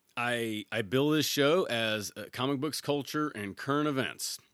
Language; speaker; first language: English; native; English